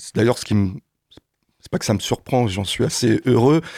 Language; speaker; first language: French; native; French